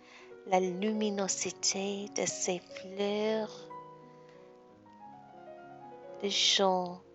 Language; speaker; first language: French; non-native, learner; English